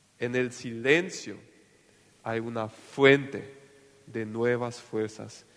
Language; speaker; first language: Spanish; non-native, local second language; Plautdietsch